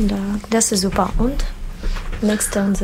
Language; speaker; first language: German; non-native, learner; Russian